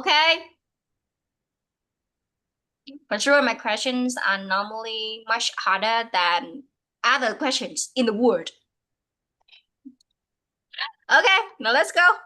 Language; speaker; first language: English; non-native, fluent; Vietnamese